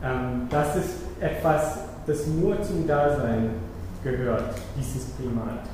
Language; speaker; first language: German; non-native, fluent; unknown